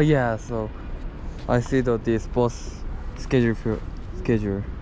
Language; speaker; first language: English; non-native, learner; Korean